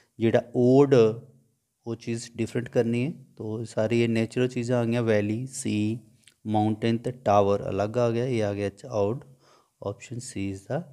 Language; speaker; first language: Hindi; non-native, local second language; Punjabi